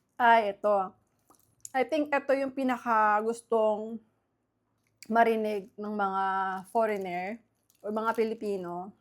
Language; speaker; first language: Filipino; native; Filipino